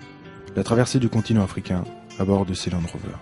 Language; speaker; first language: French; native; French